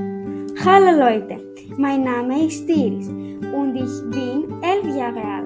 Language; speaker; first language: German; non-native, learner; Greek